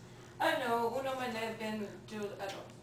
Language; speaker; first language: French; non-native, learner; English